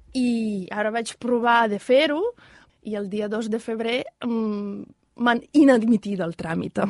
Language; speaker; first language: Catalan; non-native, fluent; Ukrainian